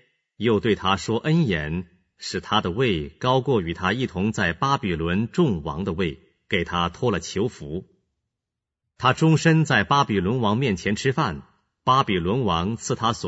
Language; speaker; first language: Chinese; native; Chinese